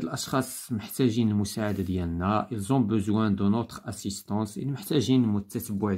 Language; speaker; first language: French; non-native, local second language; Arabic